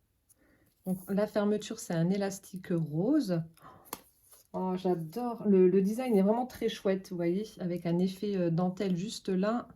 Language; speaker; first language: French; native; French